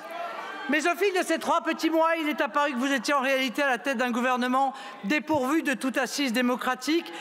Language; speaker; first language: French; native; French